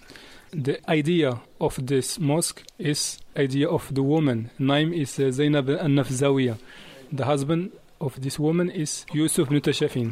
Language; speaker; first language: English; non-native, learner; Arabic